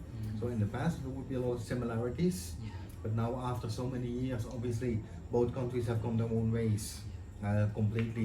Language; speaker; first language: English; non-native, fluent; Dutch